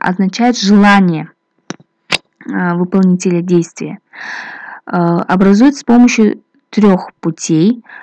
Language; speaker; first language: Russian; non-native, local second language; Kazakh